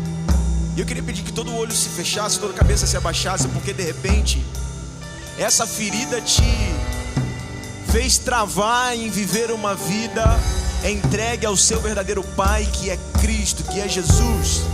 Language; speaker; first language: Portuguese; native; Portuguese